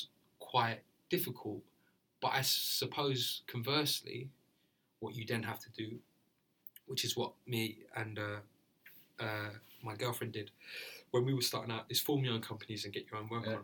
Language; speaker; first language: English; native; English